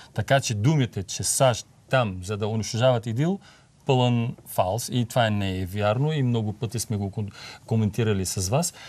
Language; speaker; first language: Bulgarian; non-native, fluent; Arabic